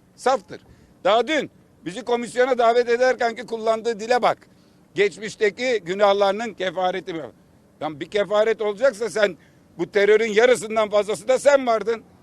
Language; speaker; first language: Turkish; native; Turkish